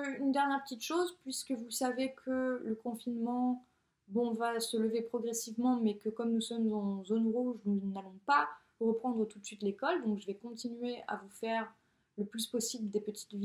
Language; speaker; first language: French; native; French